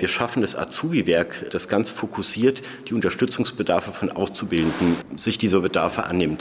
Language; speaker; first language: German; native; German